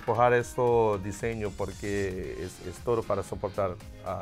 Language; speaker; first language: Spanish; non-native, learner; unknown